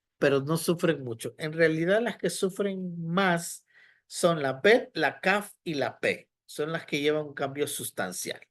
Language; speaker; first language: Spanish; native; Spanish